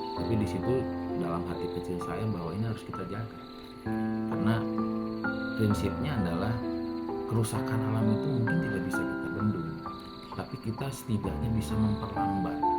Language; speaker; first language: Indonesian; non-native, local second language; Sundanese